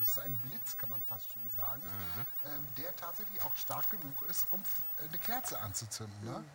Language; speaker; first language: German; native; German